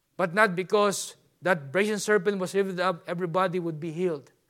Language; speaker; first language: English; non-native, local second language; Filipino